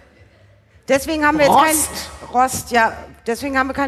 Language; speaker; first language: German; native; German